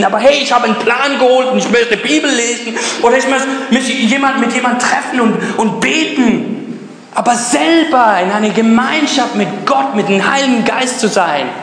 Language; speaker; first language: German; early bilingual, other home language; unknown